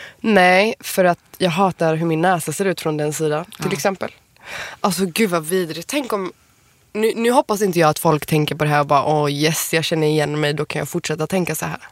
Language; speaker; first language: Swedish; native; Swedish